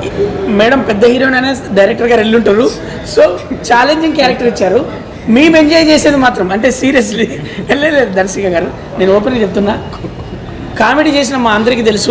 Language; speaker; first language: Telugu; native; Telugu